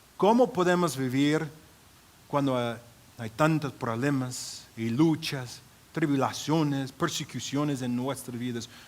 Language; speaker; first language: Spanish; non-native, fluent; English